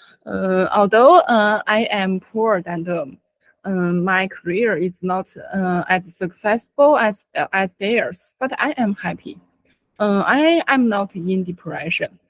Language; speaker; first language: English; non-native, learner; Chinese